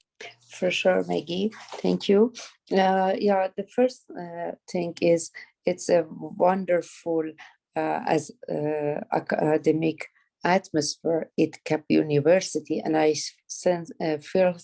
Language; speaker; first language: English; non-native, learner; Persian